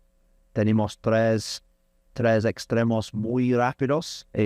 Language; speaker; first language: Spanish; non-native, learner; English